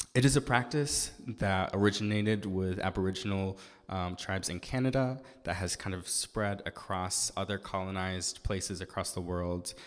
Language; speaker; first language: English; native; English